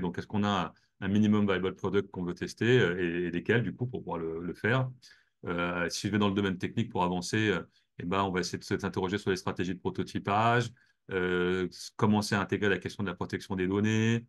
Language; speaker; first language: French; native; French